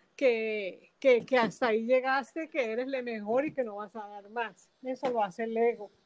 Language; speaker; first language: Spanish; native; Spanish